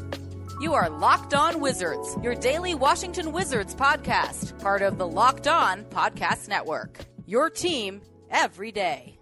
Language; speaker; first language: English; native; English